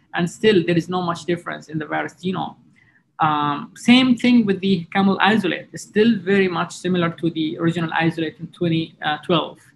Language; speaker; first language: English; non-native, fluent; Arabic